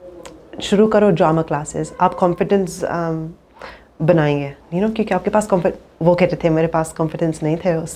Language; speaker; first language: Hindi; early bilingual, heritage; English